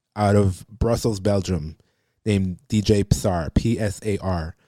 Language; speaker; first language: English; native; English